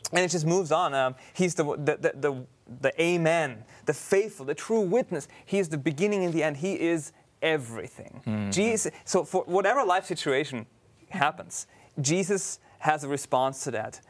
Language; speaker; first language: English; non-native, fluent; German